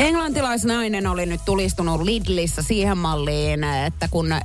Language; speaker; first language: Finnish; native; Finnish